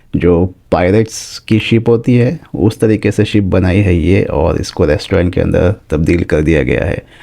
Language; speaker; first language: Hindi; native; Hindi